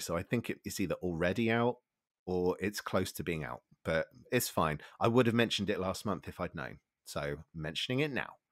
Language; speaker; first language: English; native; English